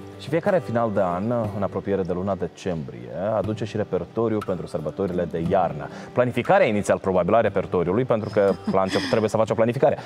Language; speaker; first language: Romanian; native; Romanian